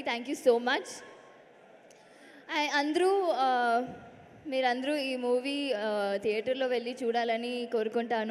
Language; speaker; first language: Telugu; non-native, learner; Tamil